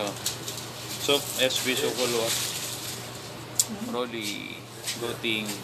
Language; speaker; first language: Arabic; non-native, learner; Filipino